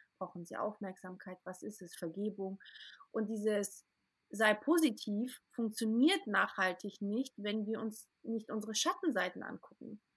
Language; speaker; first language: German; early bilingual, other home language; Portuguese